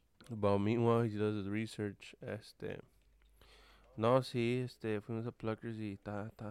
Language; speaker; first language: English; early bilingual, other home language; Spanish